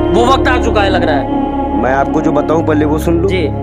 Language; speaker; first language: Hindi; native; Hindi